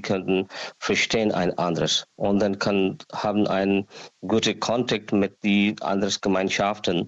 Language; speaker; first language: German; non-native, learner; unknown